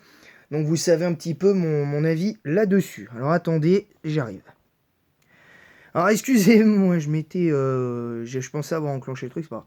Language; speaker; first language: French; native; French